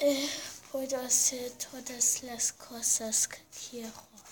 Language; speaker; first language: Spanish; early bilingual, heritage; Spanish